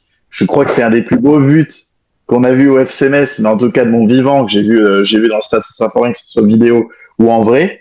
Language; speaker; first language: French; native; French